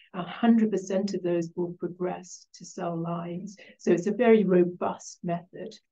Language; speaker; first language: English; native; English